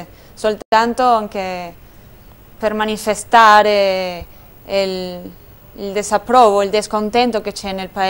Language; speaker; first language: Italian; non-native, fluent; Spanish